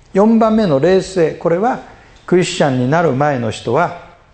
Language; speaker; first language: Japanese; native; Japanese